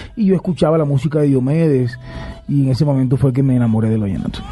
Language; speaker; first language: Spanish; native; Spanish